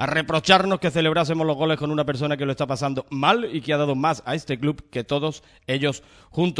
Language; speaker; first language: Spanish; native; Spanish